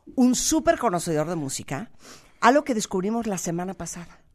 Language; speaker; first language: Spanish; native; Spanish